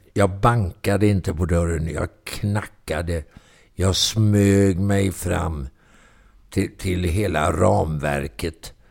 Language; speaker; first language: Swedish; native; Swedish